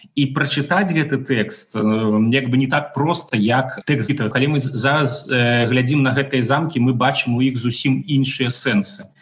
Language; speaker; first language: Belarusian; non-native, local second language; Russian